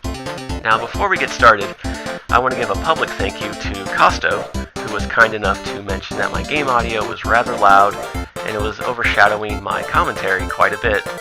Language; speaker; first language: English; native; English